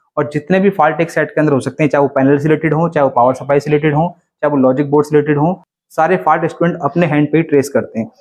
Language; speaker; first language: Hindi; native; Hindi